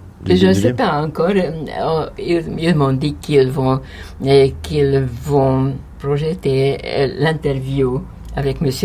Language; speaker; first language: French; non-native, fluent; Hungarian